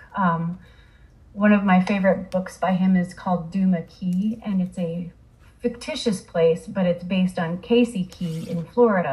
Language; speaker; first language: English; native; English